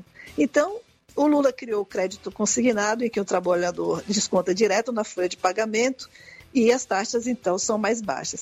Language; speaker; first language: Portuguese; native; Portuguese